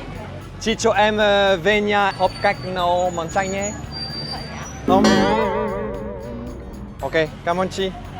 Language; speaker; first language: Vietnamese; non-native, learner; French